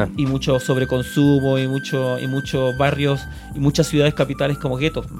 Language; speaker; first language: Spanish; native; Spanish